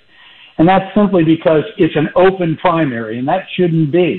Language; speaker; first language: English; native; English